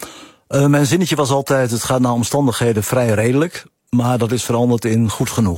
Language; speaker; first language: Dutch; native; Dutch